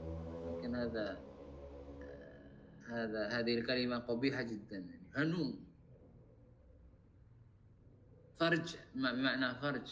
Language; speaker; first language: Arabic; non-native, fluent; Indonesian